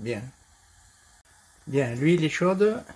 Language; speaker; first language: French; native; French